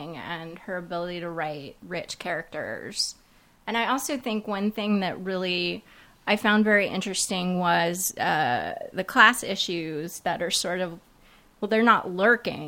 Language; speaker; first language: English; native; English